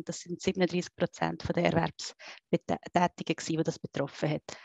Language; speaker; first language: German; native; German